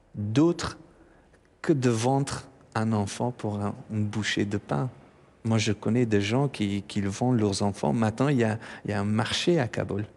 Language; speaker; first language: French; non-native, fluent; Persian